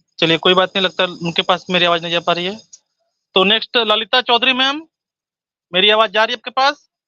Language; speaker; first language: Hindi; native; Hindi